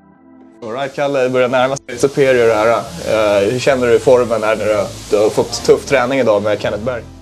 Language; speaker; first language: Swedish; native; Swedish